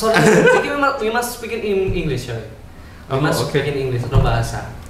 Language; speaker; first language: English; non-native, learner; Indonesian